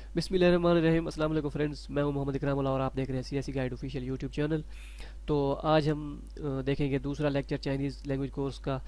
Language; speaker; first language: Urdu; non-native, local second language; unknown